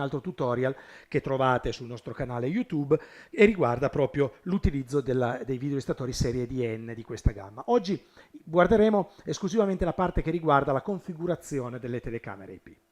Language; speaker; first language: Italian; native; Italian